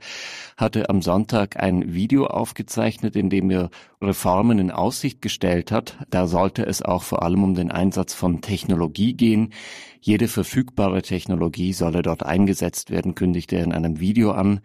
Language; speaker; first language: German; native; German